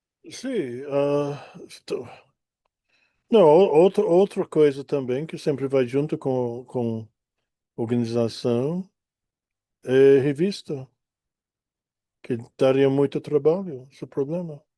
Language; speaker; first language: Portuguese; non-native, fluent; English